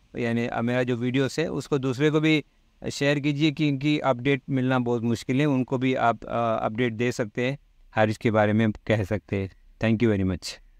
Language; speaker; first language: Hindi; non-native, local second language; Malayalam